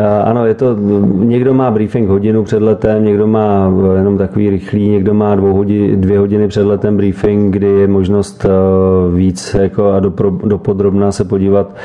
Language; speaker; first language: Czech; native; Czech